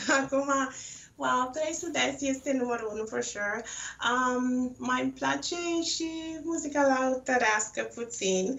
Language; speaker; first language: Romanian; non-native, local second language; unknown